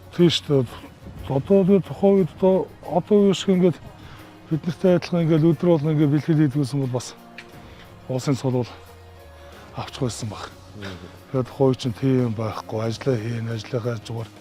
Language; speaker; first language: Mongolian; native; Mongolian